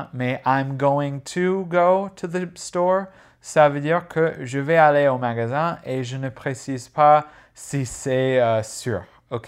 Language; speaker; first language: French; non-native, fluent; English